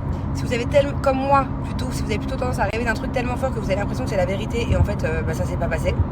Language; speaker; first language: French; native; French